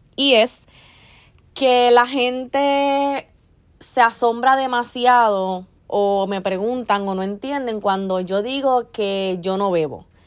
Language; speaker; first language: Spanish; early bilingual, heritage; Spanish